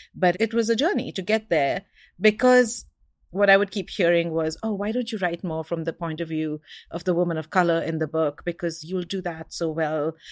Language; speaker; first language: English; non-native, local second language; Hindi